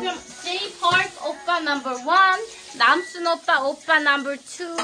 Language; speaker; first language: Korean; non-native, learner; Swedish